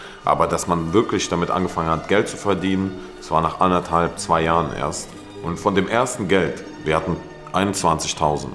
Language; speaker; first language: German; early bilingual, other home language; Russian